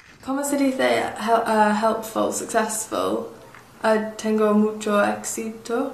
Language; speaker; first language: Spanish; non-native, learner; English